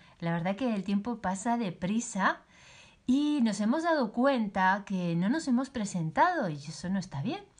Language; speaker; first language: Spanish; native; Spanish